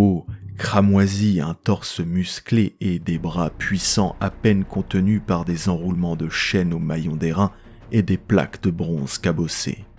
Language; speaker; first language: French; native; French